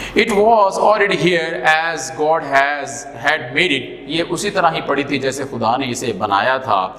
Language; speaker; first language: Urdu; non-native, local second language; Punjabi